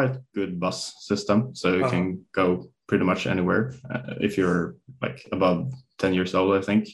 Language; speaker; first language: English; non-native, fluent; Swedish